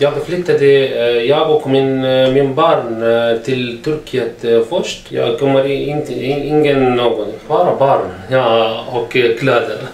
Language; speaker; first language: Swedish; non-native, learner; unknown